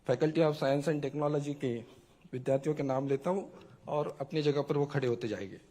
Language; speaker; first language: Hindi; non-native, local second language; Marathi